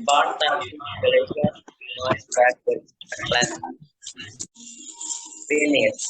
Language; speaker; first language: English; non-native, learner; Indonesian